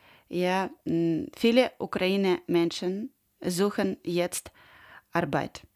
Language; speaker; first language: German; non-native, learner; Ukrainian